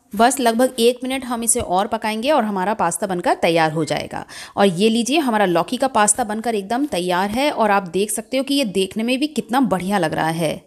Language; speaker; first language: Hindi; native; Hindi